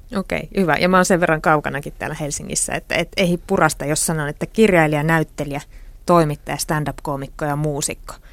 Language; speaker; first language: Finnish; native; Finnish